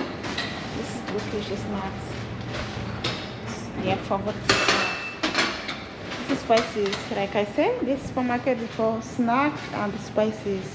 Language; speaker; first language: English; non-native, fluent; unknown